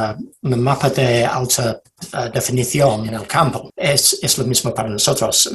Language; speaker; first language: Spanish; non-native, fluent; English